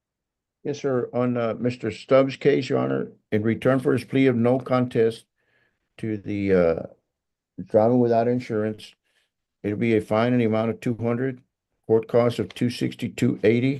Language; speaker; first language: English; native; English